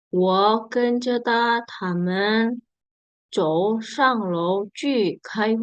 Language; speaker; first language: Chinese; non-native, fluent; Indonesian